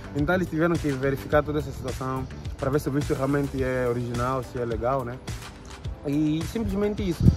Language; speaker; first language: Portuguese; native; Portuguese